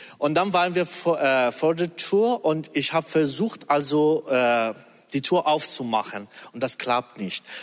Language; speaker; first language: German; non-native, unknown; Persian